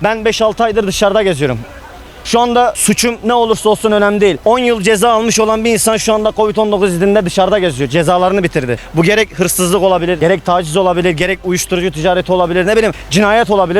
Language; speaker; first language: Turkish; native; Turkish